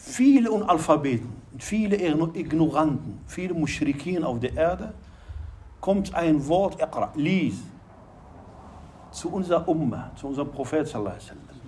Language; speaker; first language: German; non-native, fluent; Arabic